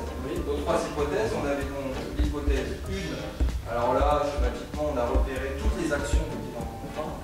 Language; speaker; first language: French; native; French